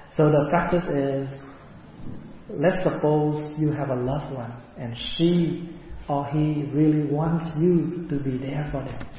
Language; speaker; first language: English; non-native, fluent; Vietnamese